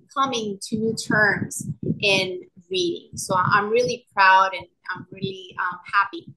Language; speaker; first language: English; non-native, local second language; Spanish